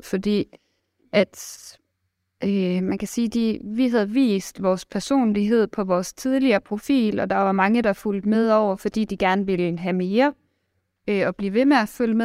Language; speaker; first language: Danish; native; Danish